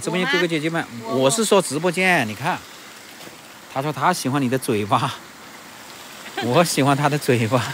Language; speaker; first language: Chinese; native; Chinese